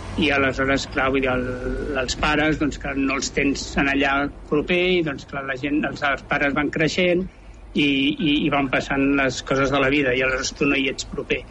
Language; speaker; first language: Catalan; native; Catalan